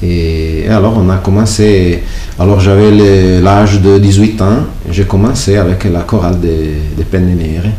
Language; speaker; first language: French; non-native, local second language; Italian